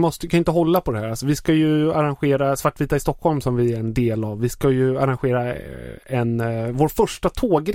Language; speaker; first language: Swedish; native; Swedish